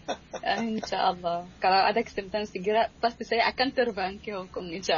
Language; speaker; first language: Indonesian; non-native, fluent; Arabic